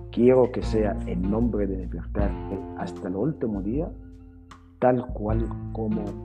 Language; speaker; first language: Spanish; non-native, fluent; Arabic